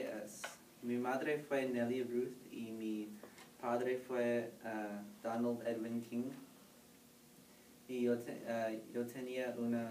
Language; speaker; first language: Spanish; non-native, learner; English